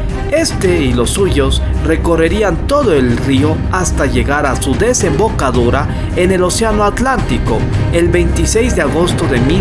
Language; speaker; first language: Spanish; native; Spanish